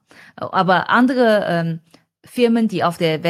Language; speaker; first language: German; non-native, fluent; Chinese